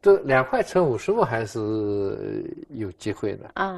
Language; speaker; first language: Chinese; native; Chinese